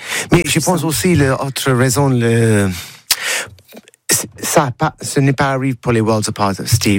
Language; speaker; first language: French; non-native, learner; English